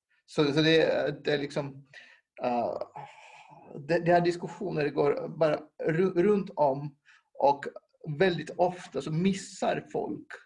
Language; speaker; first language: Swedish; non-native, local second language; Finnish